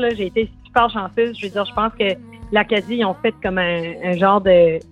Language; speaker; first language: French; native; French